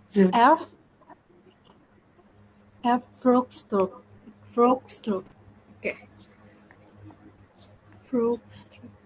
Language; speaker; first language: German; non-native, learner; Indonesian